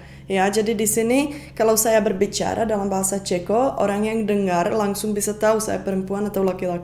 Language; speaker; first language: Indonesian; non-native, fluent; Czech